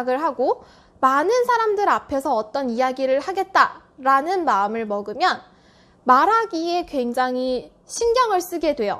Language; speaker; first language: Korean; native; Korean